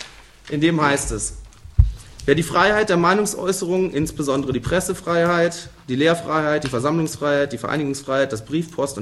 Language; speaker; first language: German; native; German